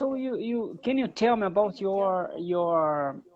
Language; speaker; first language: English; non-native, learner; Portuguese